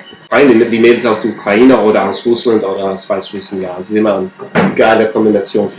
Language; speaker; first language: German; non-native, fluent; English